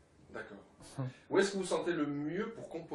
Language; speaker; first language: French; native; French